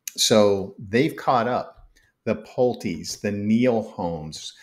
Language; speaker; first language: English; native; English